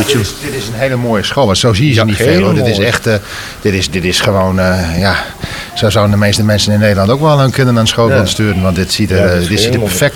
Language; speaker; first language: Dutch; native; Dutch